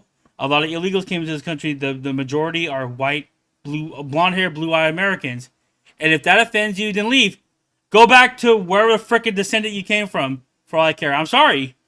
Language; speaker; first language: English; native; English